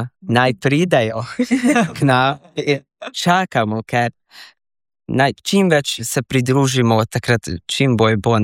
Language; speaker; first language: Slovenian; early bilingual, heritage; Slovenian